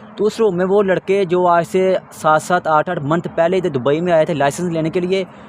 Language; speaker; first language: Urdu; non-native, local second language; Punjabi